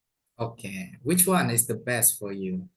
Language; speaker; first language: English; non-native, fluent; Indonesian